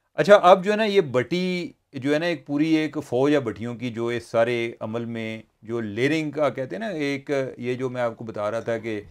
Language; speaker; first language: Urdu; non-native, local second language; Punjabi